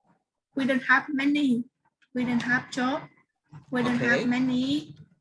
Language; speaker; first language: English; non-native, learner; Vietnamese